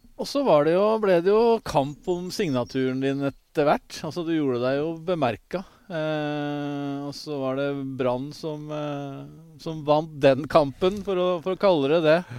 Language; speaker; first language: Norwegian; native; Norwegian